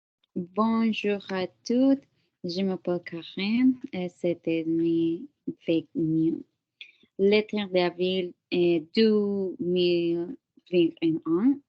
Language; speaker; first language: French; non-native, learner; Spanish